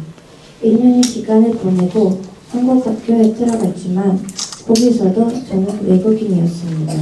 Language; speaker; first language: Korean; early bilingual, other home language; Russian